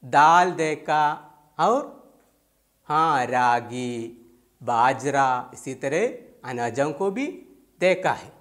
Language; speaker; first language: Urdu; non-native, local second language; Malayalam